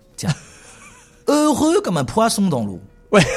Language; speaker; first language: French; non-native, fluent; Chinese